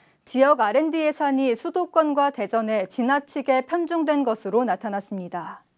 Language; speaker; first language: Korean; native; Korean